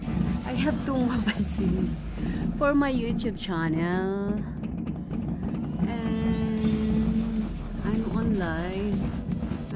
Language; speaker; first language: English; non-native, local second language; Filipino